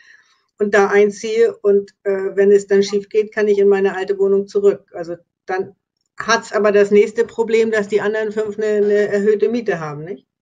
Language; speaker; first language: German; native; German